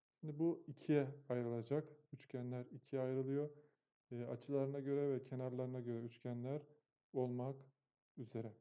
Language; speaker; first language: Turkish; native; Turkish